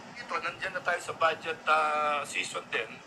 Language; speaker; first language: Filipino; native; Filipino